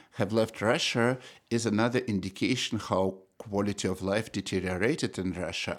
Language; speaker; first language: English; non-native, fluent; Russian